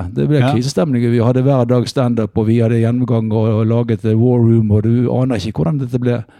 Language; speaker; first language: Norwegian; native; Norwegian